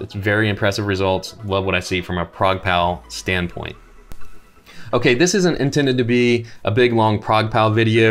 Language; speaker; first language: English; native; English